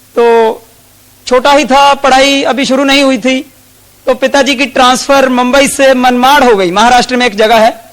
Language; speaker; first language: Hindi; non-native, local second language; Punjabi